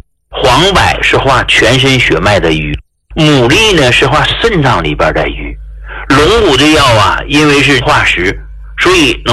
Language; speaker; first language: Chinese; native; Chinese